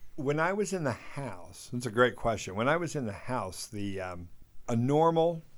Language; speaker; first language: English; native; English